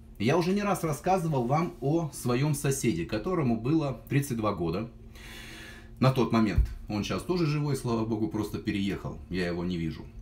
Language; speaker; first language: Russian; native; Russian